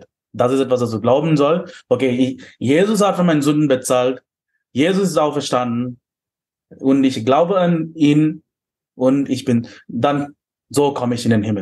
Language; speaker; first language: German; non-native, fluent; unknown